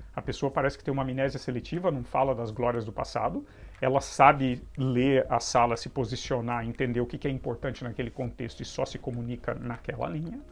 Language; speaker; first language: Portuguese; native; Portuguese